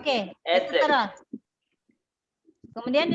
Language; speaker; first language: English; non-native, learner; Indonesian